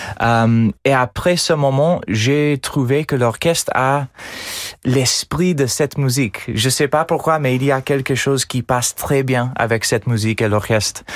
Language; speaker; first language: French; non-native, fluent; English